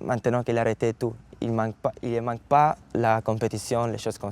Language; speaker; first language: French; non-native, learner; Italian